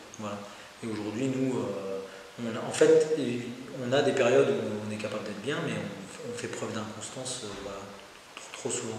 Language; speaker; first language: French; native; French